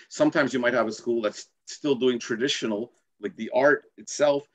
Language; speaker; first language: English; native; English